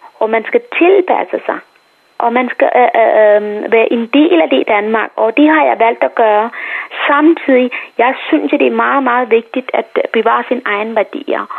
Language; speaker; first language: Danish; non-native, fluent; Tamil